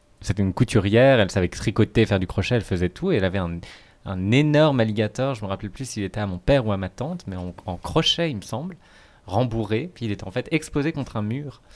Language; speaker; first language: French; native; French